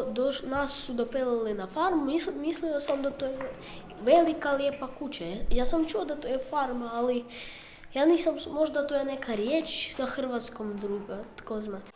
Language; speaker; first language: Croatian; non-native, learner; Ukrainian